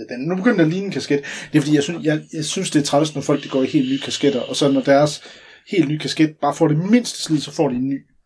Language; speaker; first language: Danish; native; Danish